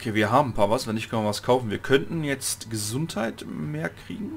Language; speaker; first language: German; native; German